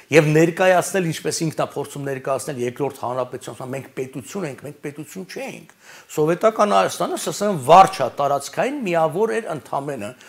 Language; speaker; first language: Armenian; native; Armenian